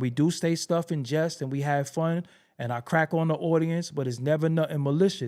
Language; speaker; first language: English; native; English